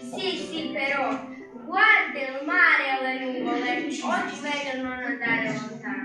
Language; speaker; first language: Italian; non-native, learner; Croatian